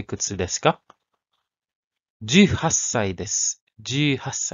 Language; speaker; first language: Japanese; non-native, learner; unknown